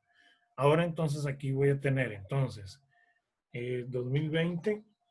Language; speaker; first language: Spanish; native; Spanish